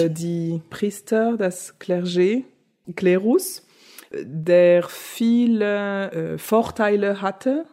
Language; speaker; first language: German; non-native, fluent; French